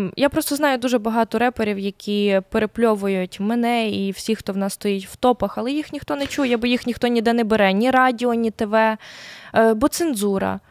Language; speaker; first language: Ukrainian; native; Ukrainian